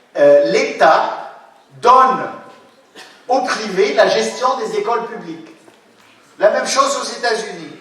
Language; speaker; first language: French; non-native, local second language; Arabic